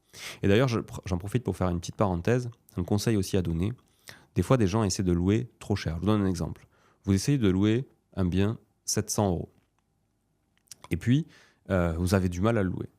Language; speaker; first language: French; native; French